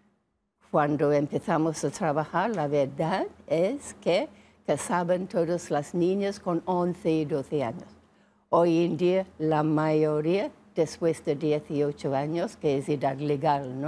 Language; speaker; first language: Spanish; non-native, fluent; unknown